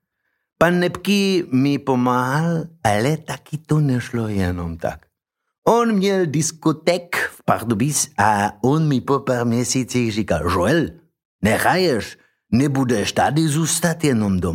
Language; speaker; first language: Czech; non-native, learner; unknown